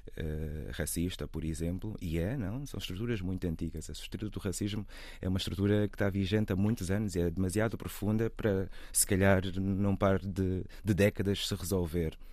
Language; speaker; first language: Portuguese; native; Portuguese